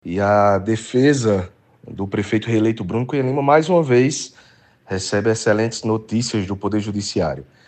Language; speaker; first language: Portuguese; native; Portuguese